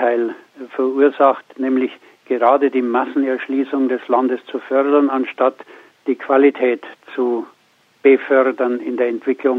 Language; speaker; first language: German; native; German